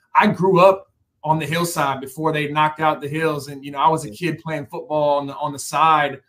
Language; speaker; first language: English; native; English